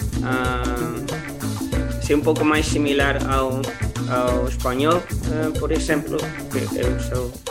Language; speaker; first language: Portuguese; non-native, learner; Spanish